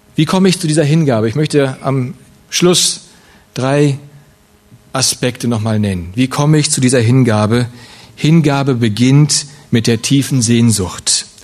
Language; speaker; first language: German; early bilingual, other home language; Russian